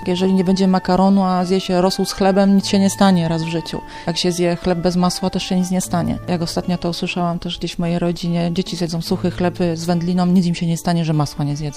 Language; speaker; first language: Polish; native; Polish